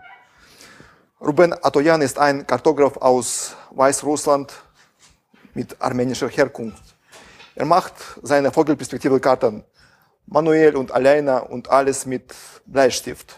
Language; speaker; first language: German; non-native, fluent; Russian